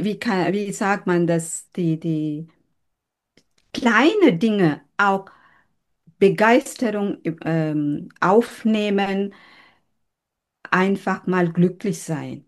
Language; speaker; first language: German; non-native, learner; Sinhala